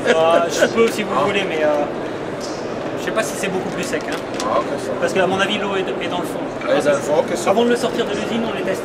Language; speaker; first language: French; native; French